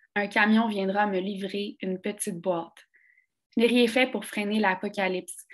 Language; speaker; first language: French; native; French